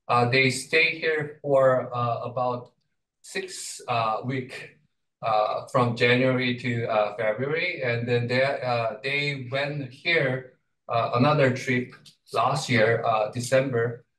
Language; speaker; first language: English; non-native, fluent; Korean